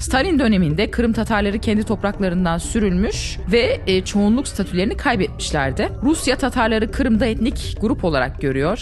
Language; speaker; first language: Turkish; native; Turkish